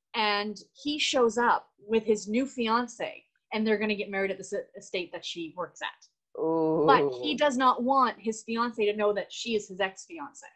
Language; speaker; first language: English; native; English